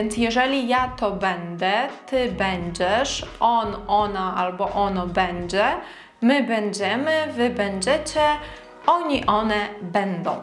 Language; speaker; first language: Polish; non-native, fluent; Ukrainian